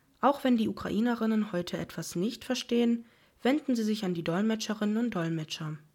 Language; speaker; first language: German; native; German